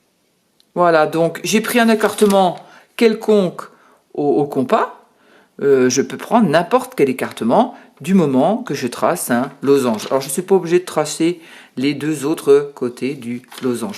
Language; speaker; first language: French; native; French